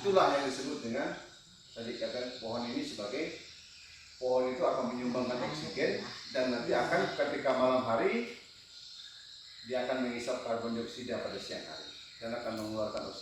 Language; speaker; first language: Indonesian; non-native, local second language; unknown